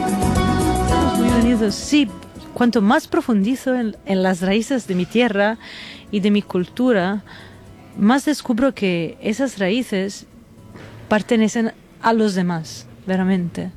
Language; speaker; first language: Spanish; non-native, fluent; Italian